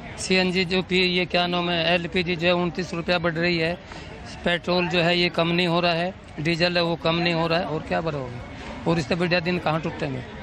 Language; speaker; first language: Hindi; native; Hindi